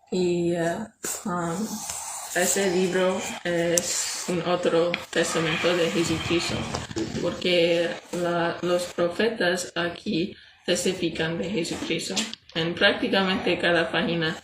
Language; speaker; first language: Spanish; non-native, learner; English